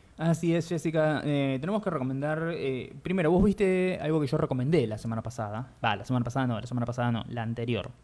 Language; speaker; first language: Spanish; native; Spanish